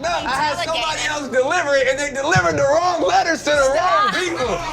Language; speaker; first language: English; native; English